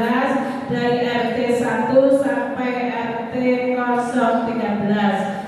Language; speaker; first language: Indonesian; native; Indonesian